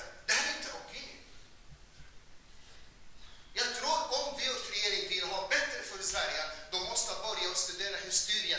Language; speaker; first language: Swedish; non-native, fluent; Arabic